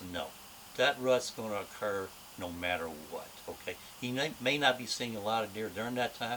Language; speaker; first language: English; native; English